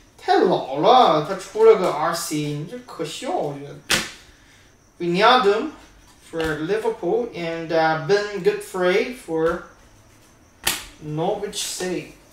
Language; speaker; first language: English; non-native, fluent; Chinese